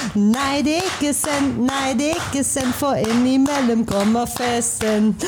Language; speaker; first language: German; early bilingual, other home language; Danish